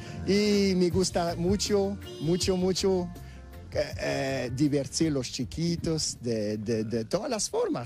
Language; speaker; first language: Spanish; non-native, fluent; French